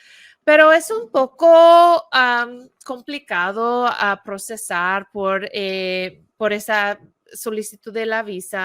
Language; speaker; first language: Spanish; non-native, fluent; English